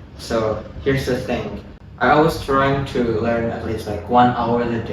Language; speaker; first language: English; non-native, fluent; Indonesian